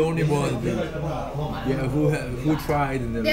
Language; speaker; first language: English; non-native, fluent; Korean